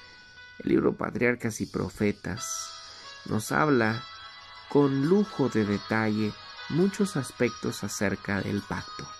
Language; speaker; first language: Spanish; native; Spanish